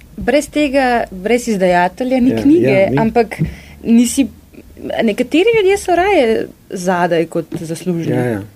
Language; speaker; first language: Slovenian; native; Slovenian